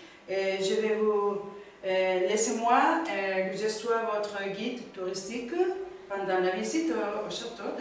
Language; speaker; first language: French; non-native, learner; Spanish